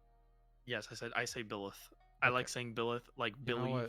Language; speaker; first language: English; native; English